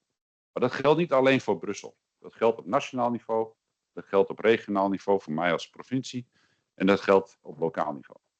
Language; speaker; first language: Dutch; native; Dutch